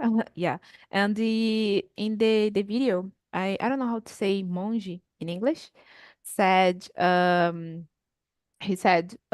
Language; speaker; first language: English; non-native, fluent; Portuguese